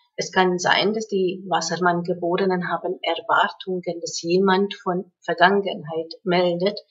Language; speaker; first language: German; non-native, fluent; Hungarian